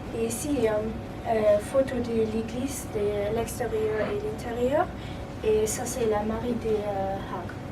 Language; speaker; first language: French; non-native, learner; German